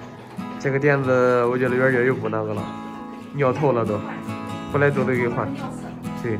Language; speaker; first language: Chinese; native; Chinese